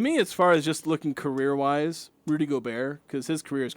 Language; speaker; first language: English; native; English